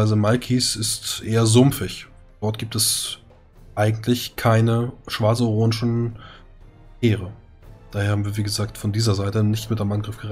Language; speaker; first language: German; native; German